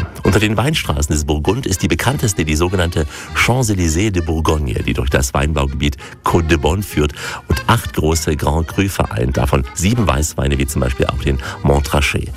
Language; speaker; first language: German; native; German